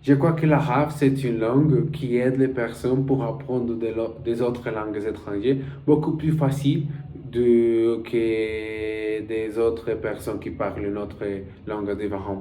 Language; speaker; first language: French; non-native, learner; Spanish